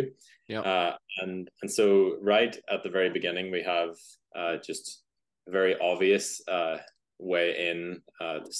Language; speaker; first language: English; native; English